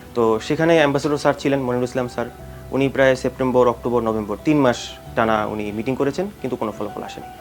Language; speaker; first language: Bangla; native; Bangla